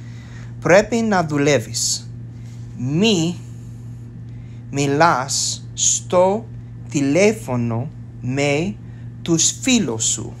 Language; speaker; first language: Greek; non-native, learner; English